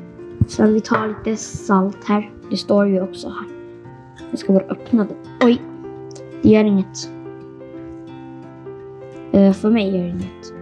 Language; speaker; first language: Swedish; non-native, fluent; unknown